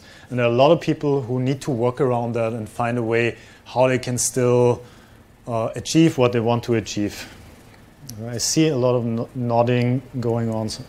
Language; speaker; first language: English; non-native, fluent; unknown